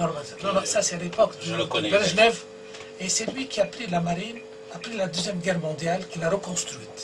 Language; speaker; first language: French; non-native, local second language; Arabic